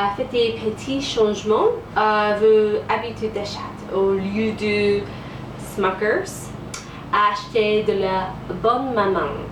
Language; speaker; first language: French; non-native, learner; English